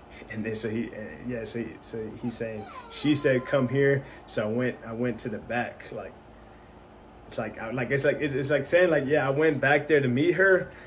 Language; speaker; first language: English; early bilingual, other home language; Spanish